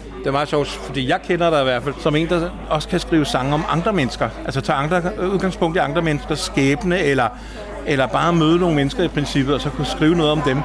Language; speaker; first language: Danish; native; Danish